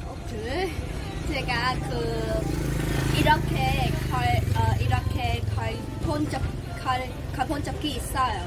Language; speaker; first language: Korean; non-native, learner; Vietnamese